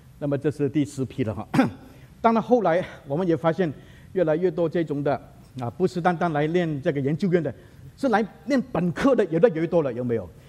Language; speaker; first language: Chinese; native; Chinese